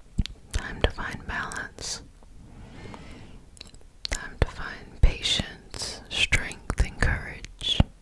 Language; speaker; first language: English; native; English